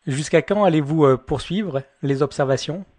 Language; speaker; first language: French; native; French